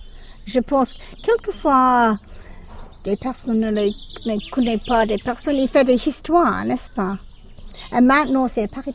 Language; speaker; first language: French; non-native, fluent; English